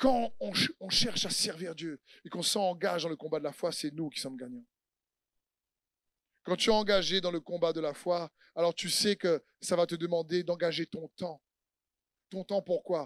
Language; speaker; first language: French; native; French